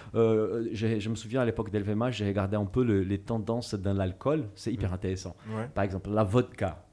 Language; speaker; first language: French; non-native, fluent; Portuguese